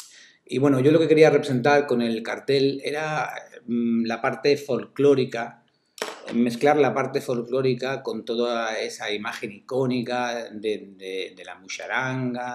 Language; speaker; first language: Spanish; native; Spanish